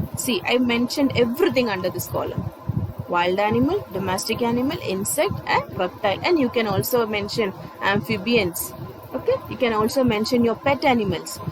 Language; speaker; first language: English; non-native, local second language; Malayalam